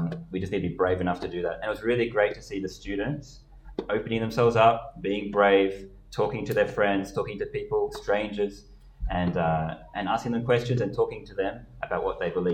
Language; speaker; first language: English; native; English